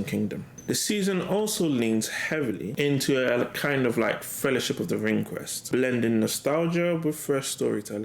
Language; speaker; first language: English; native; English